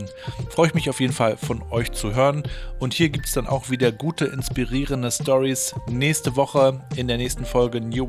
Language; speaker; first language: German; native; German